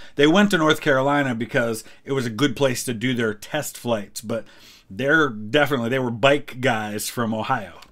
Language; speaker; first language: English; native; English